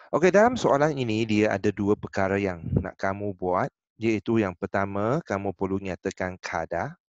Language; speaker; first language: Malay; non-native, local second language; Chinese